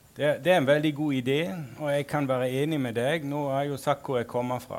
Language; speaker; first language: Norwegian; non-native, fluent; German